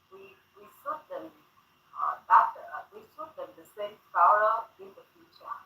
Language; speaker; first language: English; non-native, learner; Thai